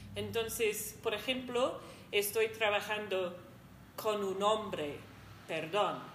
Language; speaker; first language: Spanish; non-native, fluent; English